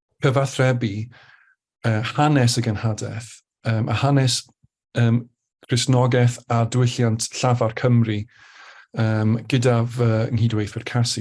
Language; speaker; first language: Welsh; native; Welsh